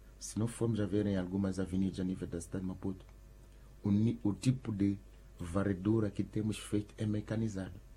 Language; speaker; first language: Portuguese; non-native, local second language; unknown